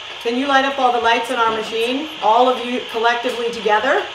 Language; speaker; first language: English; native; English